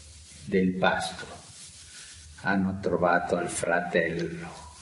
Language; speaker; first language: Italian; non-native, fluent; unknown